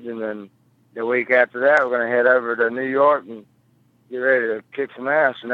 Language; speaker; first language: English; native; English